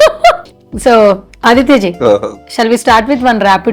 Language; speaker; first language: Telugu; native; Telugu